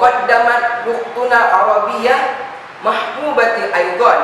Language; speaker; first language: Arabic; non-native, learner; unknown